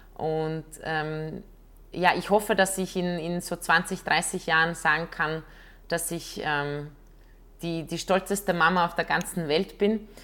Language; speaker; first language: German; non-native, fluent; Croatian